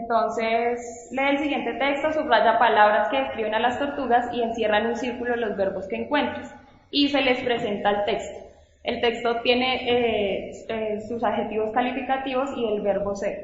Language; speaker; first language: Spanish; native; Spanish